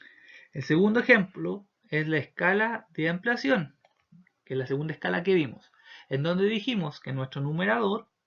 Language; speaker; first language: Spanish; native; Spanish